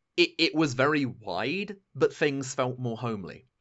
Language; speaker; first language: English; native; English